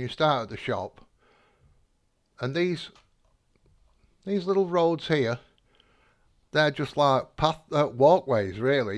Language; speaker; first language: English; native; English